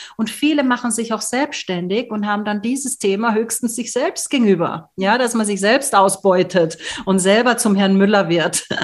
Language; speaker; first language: German; native; German